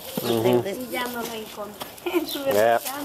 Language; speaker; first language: Spanish; native; Spanish